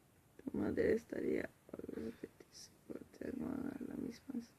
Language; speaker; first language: Spanish; non-native, learner; Swedish